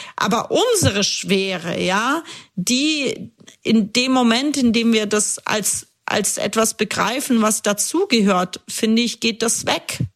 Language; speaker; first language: German; early bilingual, other home language; Russian